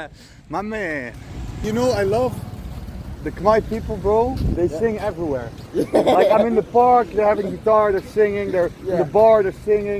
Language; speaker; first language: English; non-native, fluent; Dutch